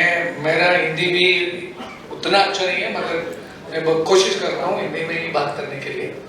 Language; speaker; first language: Hindi; non-native, local second language; Kannada